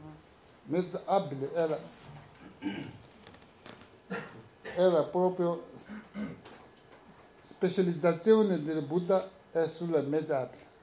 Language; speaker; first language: Italian; non-native, learner; Tibetan